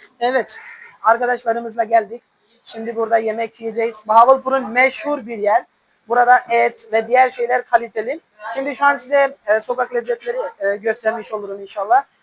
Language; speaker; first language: Turkish; non-native, fluent; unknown